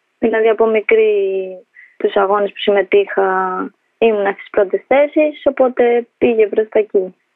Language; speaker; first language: Greek; early bilingual, other home language; Albanian